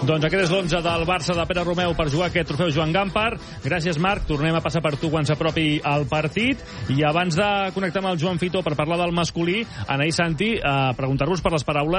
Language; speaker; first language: Catalan; native; Catalan